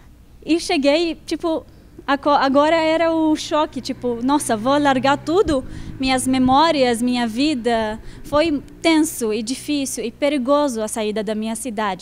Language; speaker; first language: Portuguese; non-native, fluent; Arabic